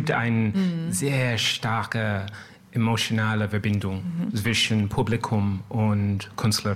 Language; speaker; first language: German; non-native, learner; French